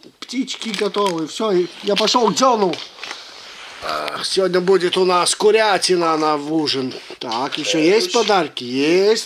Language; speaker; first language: Russian; early bilingual, heritage; Russian